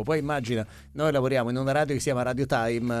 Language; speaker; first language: Italian; native; Italian